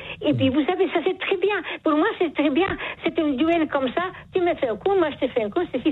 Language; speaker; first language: French; non-native, fluent; Polish